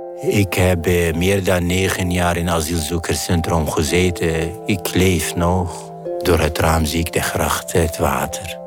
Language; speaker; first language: Dutch; non-native, fluent; Arabic